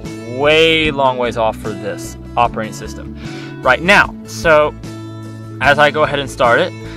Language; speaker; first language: English; native; English